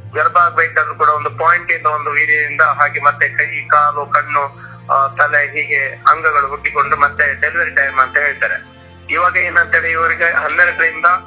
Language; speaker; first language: Kannada; non-native, local second language; Tulu